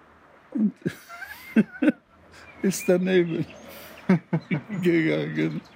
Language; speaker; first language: German; non-native, fluent; Polish